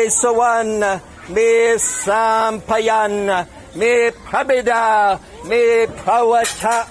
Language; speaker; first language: Thai; non-native, fluent; English